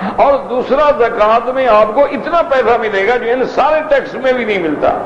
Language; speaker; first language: Urdu; early bilingual, heritage; Urdu